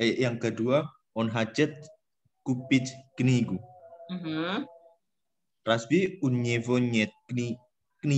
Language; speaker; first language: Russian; non-native, learner; Indonesian